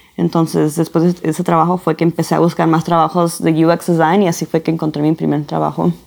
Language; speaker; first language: Spanish; early bilingual, heritage; Spanish